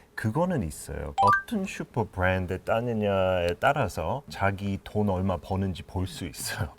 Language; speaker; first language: Korean; non-native, fluent; English